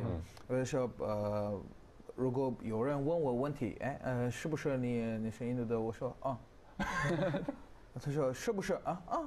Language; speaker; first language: Chinese; non-native, learner; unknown